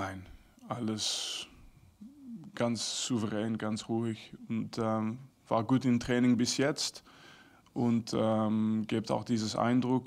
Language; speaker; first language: German; non-native, fluent; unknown